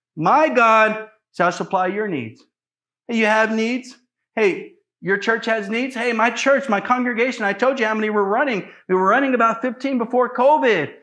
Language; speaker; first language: English; native; English